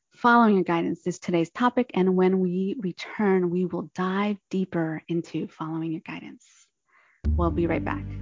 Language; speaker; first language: English; native; English